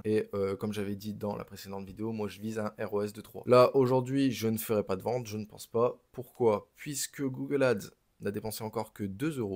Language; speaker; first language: French; native; French